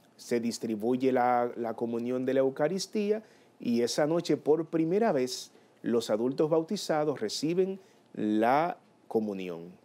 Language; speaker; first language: Spanish; native; Spanish